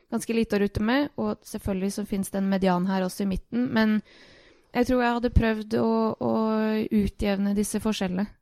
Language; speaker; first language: Norwegian; early bilingual, other home language; Bosnian